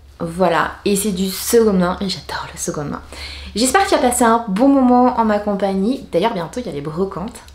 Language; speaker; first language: French; native; French